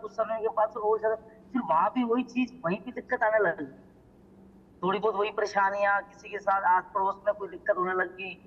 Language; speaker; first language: Urdu; non-native, local second language; Sindhi